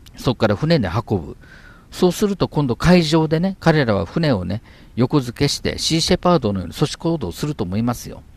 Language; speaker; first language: Japanese; native; Japanese